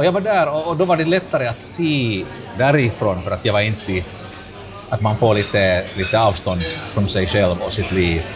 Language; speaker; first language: Swedish; non-native, local second language; Finnish